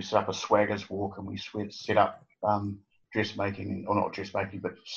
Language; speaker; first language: English; native; English